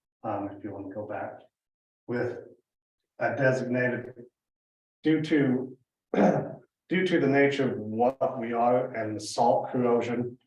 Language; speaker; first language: English; native; English